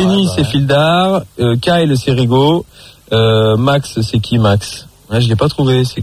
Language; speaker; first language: French; native; French